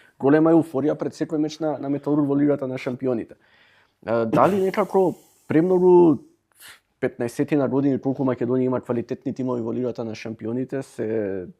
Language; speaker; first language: Macedonian; native; Macedonian